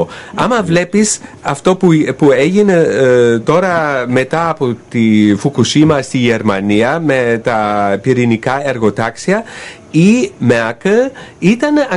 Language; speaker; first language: Greek; non-native, fluent; German